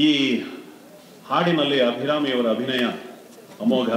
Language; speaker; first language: Kannada; native; Kannada